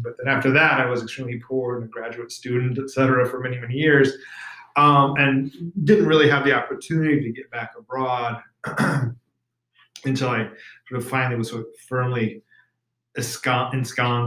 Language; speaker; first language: English; native; English